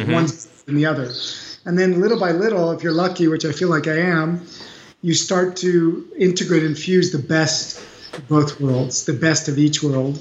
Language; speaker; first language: English; native; English